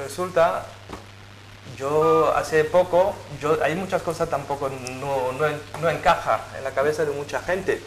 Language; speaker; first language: Spanish; non-native, fluent; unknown